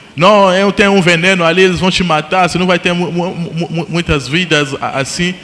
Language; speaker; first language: Portuguese; non-native, fluent; Lingala